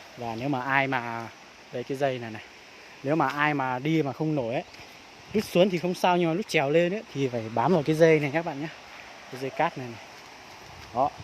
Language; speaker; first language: Vietnamese; non-native, local second language; Hmong